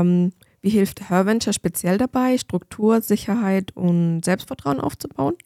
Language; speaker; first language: German; native; German